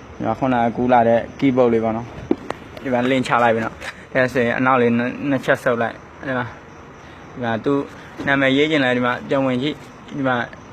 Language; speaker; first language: Burmese; native; Burmese